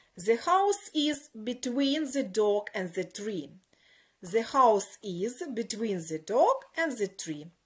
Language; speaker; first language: English; non-native, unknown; Ukrainian